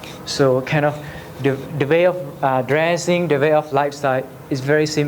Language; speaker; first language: English; non-native, learner; Lao